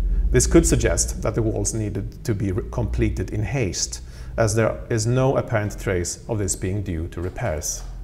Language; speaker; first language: English; non-native, fluent; Swedish